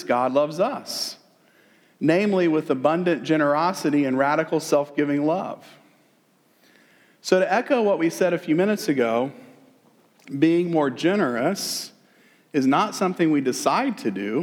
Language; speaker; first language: English; native; English